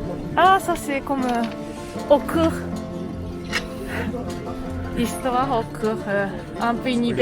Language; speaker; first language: French; non-native, learner; Japanese